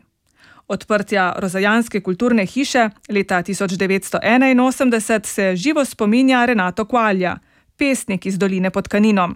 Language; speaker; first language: Slovenian; native; Slovenian